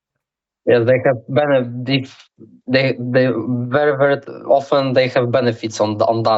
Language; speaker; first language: English; non-native, learner; Polish